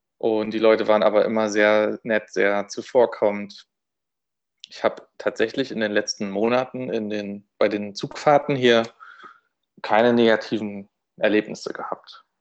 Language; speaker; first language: German; native; German